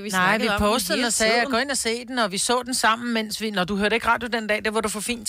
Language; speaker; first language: Danish; native; Danish